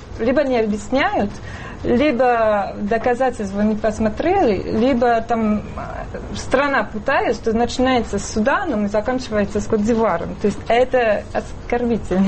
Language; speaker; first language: Russian; non-native, fluent; French